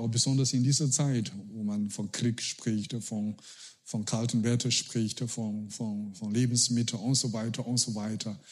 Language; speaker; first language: German; non-native, learner; Chinese